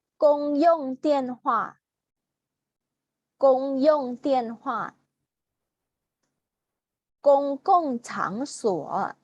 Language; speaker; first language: Chinese; non-native, fluent; Thai